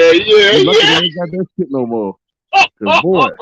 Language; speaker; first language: English; native; English